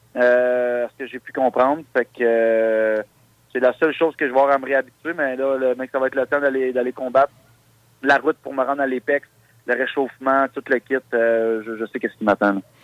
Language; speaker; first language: French; native; French